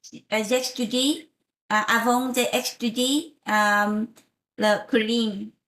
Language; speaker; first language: French; non-native, learner; Vietnamese